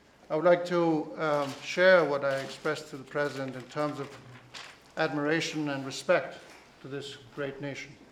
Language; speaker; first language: English; non-native, fluent; Spanish